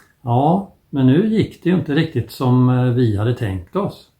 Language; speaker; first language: Swedish; native; Swedish